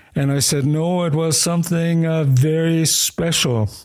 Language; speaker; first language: English; early bilingual, other home language; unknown